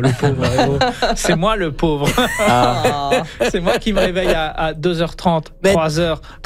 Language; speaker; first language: French; native; French